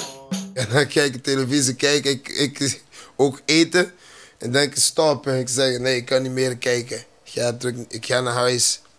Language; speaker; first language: Dutch; non-native, learner; Portuguese